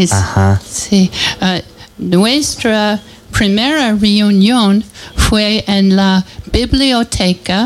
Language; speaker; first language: Spanish; non-native, learner; English